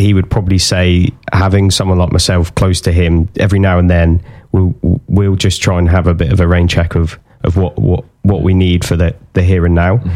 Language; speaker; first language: English; native; English